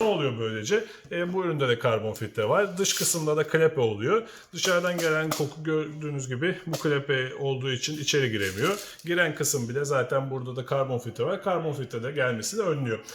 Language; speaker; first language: Turkish; native; Turkish